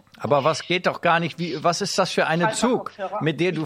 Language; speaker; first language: German; native; German